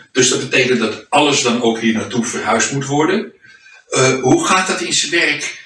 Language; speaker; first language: Dutch; native; Dutch